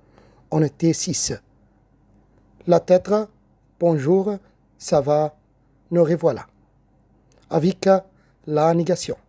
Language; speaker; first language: French; non-native, fluent; Arabic